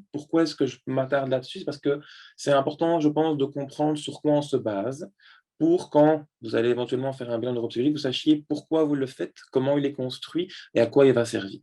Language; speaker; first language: French; native; French